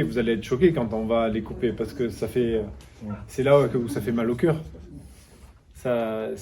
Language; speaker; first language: French; native; French